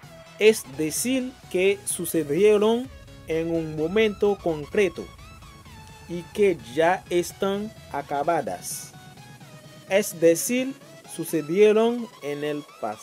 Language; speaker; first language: Spanish; non-native, fluent; Haitian Creole